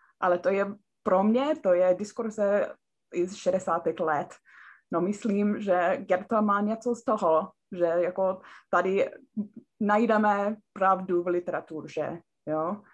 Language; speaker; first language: Czech; non-native, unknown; English